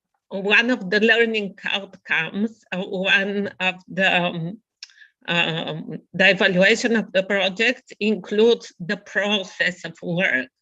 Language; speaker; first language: English; non-native, fluent; Bulgarian